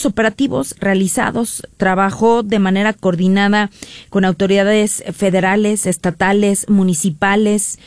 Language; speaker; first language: Spanish; native; Spanish